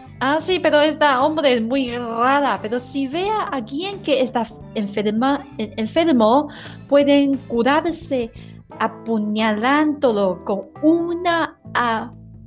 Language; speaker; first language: Spanish; non-native, learner; Chinese